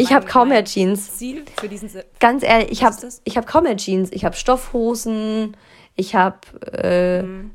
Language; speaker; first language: German; native; German